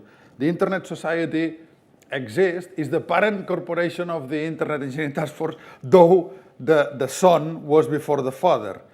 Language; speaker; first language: English; non-native, fluent; Catalan